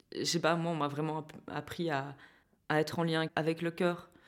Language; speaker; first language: French; native; French